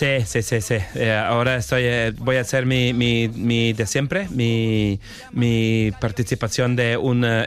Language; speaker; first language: Spanish; non-native, learner; Polish